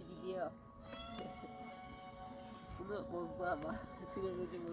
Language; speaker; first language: Turkish; native; Turkish